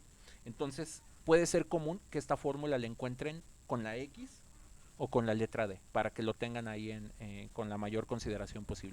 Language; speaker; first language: Spanish; native; Spanish